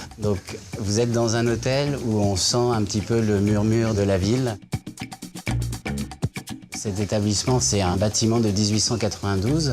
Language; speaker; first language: French; native; French